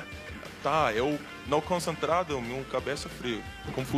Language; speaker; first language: Portuguese; non-native, learner; Turkish